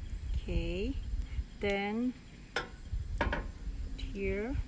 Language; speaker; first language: English; non-native, learner; Thai